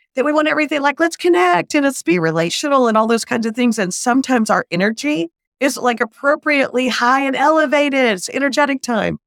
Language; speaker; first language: English; native; English